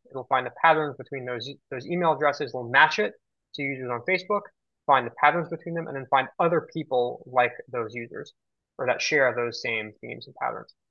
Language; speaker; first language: English; native; English